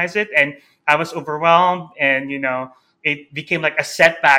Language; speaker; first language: English; non-native, local second language; Filipino